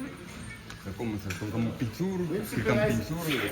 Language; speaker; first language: French; non-native, learner; Russian